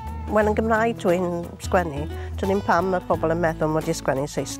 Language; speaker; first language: Welsh; native; Welsh